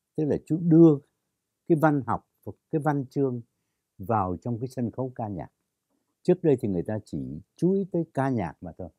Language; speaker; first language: Vietnamese; native; Vietnamese